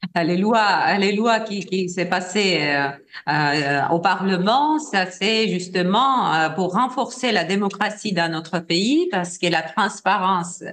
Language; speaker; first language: French; non-native, fluent; Georgian